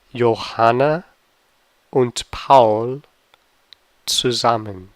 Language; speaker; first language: German; non-native, fluent; English